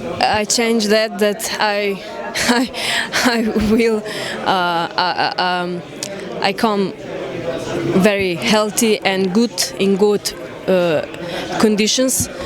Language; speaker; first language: English; non-native, learner; Slovenian